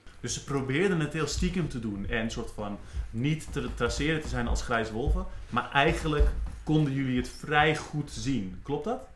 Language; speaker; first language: Dutch; native; Dutch